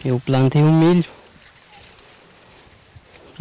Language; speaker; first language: Portuguese; non-native, local second language; Guarani